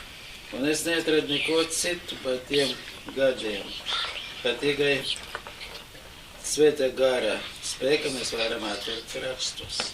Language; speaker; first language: Latvian; non-native, local second language; Russian